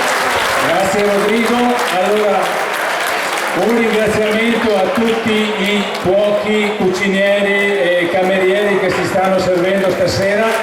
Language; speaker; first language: Italian; native; Italian